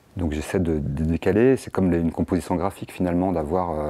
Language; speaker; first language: French; native; French